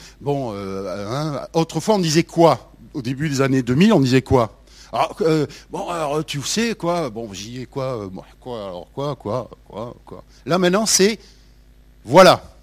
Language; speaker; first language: French; native; French